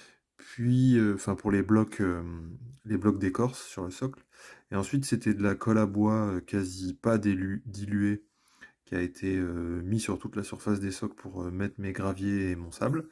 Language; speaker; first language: French; native; French